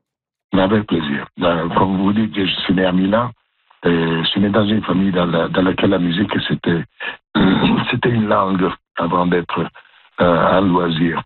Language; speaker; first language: French; non-native, fluent; Italian